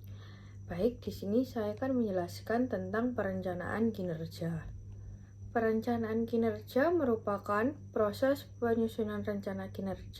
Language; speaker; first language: Indonesian; native; Indonesian